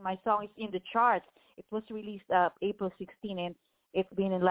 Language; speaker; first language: English; non-native, local second language; Filipino